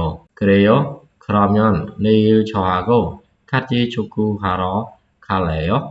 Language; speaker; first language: Korean; non-native, fluent; Khmer